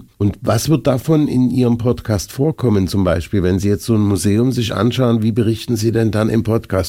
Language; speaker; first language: German; native; German